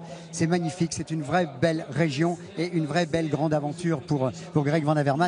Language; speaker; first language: French; native; French